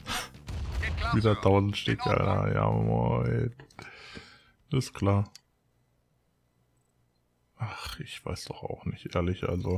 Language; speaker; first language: German; native; German